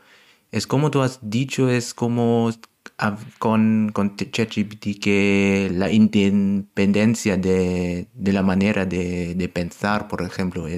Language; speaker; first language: Spanish; non-native, learner; German